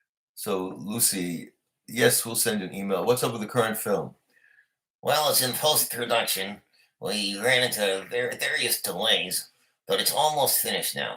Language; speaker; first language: English; native; English